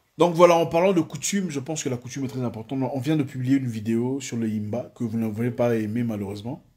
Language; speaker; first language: French; non-native, local second language; Swahili